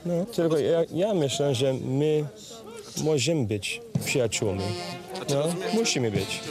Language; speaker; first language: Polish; non-native, learner; English